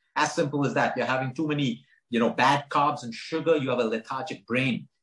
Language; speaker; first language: English; non-native, local second language; Konkani